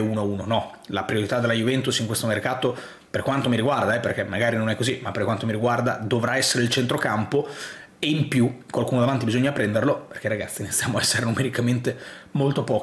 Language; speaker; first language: Italian; native; Italian